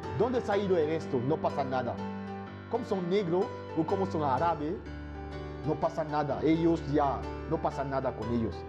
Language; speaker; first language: Spanish; non-native, fluent; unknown